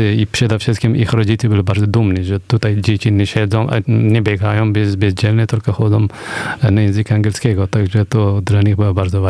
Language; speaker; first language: Polish; non-native, fluent; Persian